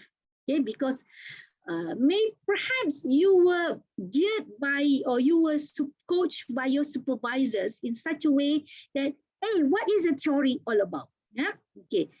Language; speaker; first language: English; non-native, local second language; Malay